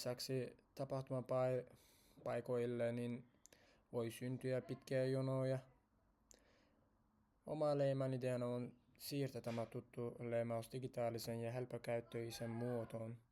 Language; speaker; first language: Finnish; non-native, learner; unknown